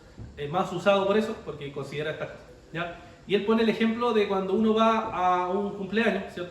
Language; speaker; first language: Spanish; native; Spanish